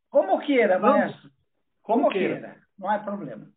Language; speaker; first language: Spanish; non-native, learner; Portuguese